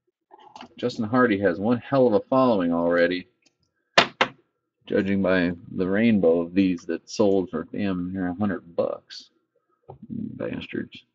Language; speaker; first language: English; native; English